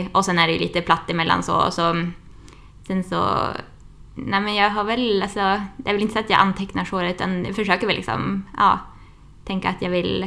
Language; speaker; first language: Swedish; native; Swedish